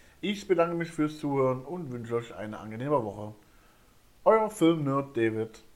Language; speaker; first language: German; native; German